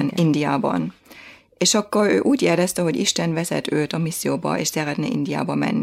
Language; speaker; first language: Hungarian; non-native, fluent; German